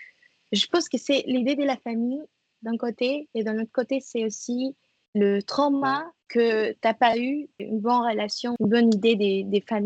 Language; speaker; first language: French; non-native, fluent; Spanish